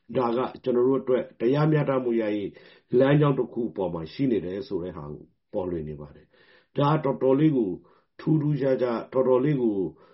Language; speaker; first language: Burmese; non-native, local second language; Rohingya